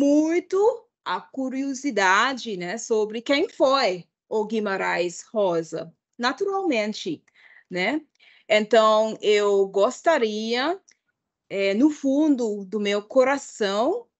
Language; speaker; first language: Portuguese; non-native, fluent; English